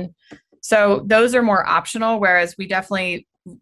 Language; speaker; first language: English; native; English